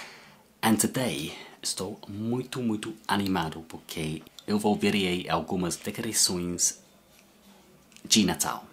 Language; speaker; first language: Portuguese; non-native, learner; English